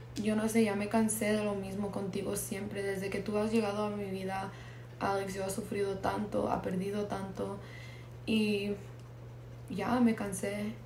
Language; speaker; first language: Spanish; early bilingual, heritage; Spanish